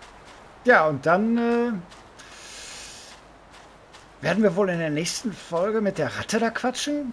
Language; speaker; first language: German; native; German